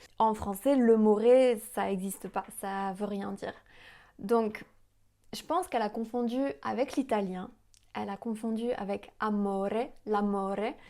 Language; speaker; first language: French; native; French